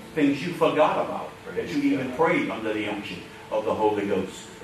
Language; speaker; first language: English; native; English